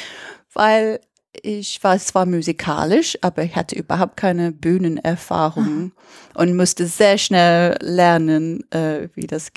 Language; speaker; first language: German; non-native, fluent; English